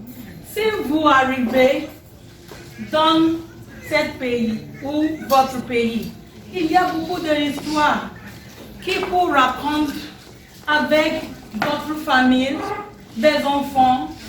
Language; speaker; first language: French; non-native, learner; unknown